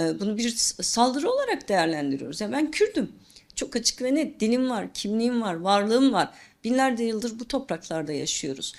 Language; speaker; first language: Turkish; non-native, local second language; Kurdish